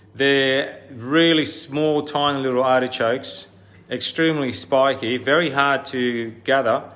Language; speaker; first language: English; early bilingual, other home language; Italian